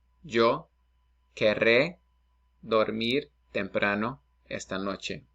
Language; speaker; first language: Spanish; non-native, fluent; English